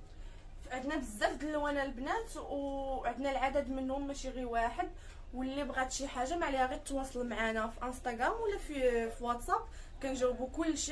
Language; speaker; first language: Arabic; native; Arabic